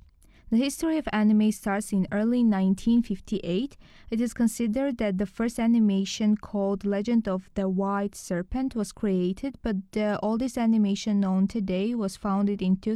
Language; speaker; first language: English; non-native, learner; Lithuanian